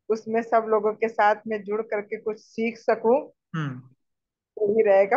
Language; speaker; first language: Hindi; native; Hindi